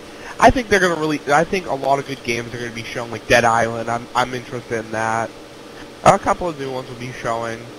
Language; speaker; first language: English; native; English